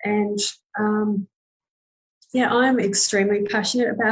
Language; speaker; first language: English; native; English